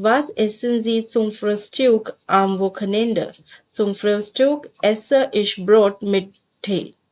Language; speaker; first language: German; non-native, fluent; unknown